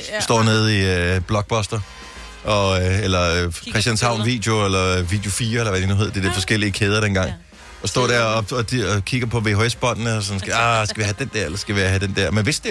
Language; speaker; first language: Danish; native; Danish